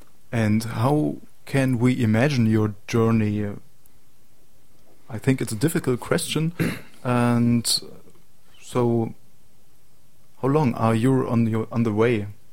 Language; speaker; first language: English; non-native, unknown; German